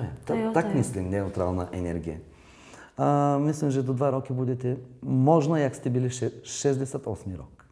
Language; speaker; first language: Czech; non-native, learner; Bulgarian